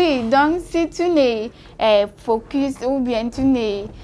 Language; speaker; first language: French; non-native, learner; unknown